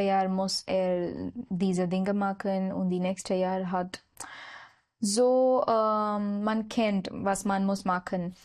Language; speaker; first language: German; non-native, learner; Marathi